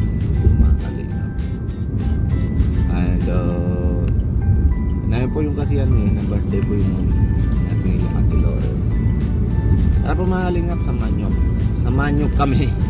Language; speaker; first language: Filipino; non-native, local second language; Bikol